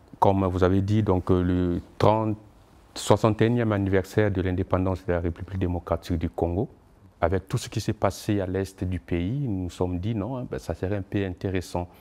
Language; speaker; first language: French; non-native, local second language; Lingala